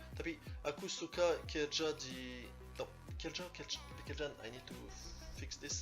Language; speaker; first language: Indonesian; non-native, learner; French